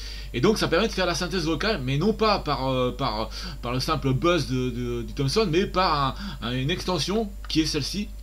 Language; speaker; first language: French; native; French